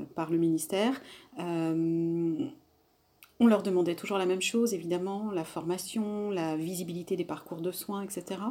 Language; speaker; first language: French; native; French